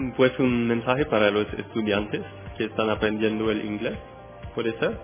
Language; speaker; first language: Spanish; non-native, fluent; French